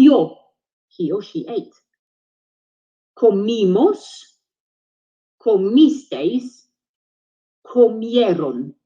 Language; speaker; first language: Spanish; non-native, fluent; English